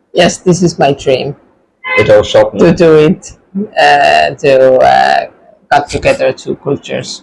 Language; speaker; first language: English; non-native, fluent; Estonian